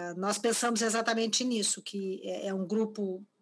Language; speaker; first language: Portuguese; native; Portuguese